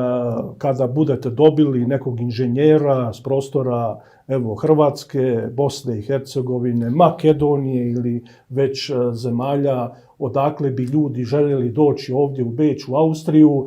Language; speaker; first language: Bosnian; native; Bosnian